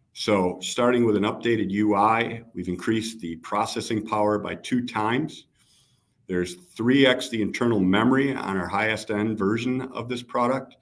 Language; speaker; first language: English; native; English